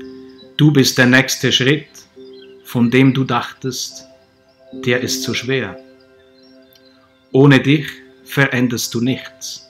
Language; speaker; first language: German; native; German